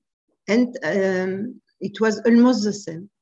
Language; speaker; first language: English; non-native, fluent; French